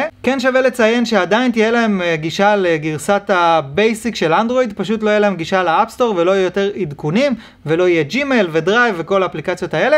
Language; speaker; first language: Hebrew; native; Hebrew